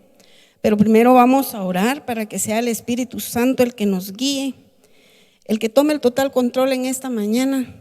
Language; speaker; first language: Spanish; native; Spanish